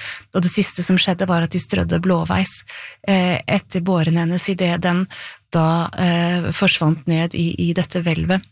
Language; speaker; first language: Norwegian; native; Norwegian